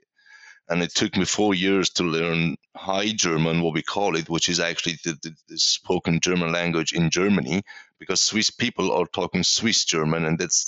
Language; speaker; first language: English; non-native, fluent; Persian